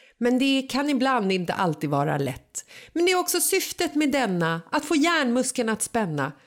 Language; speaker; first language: Swedish; native; Swedish